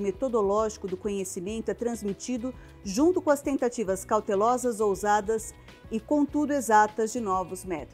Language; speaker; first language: Portuguese; native; Portuguese